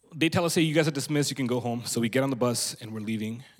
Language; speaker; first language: English; non-native, local second language; Punjabi